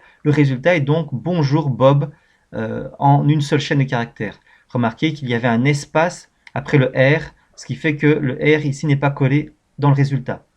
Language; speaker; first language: French; native; French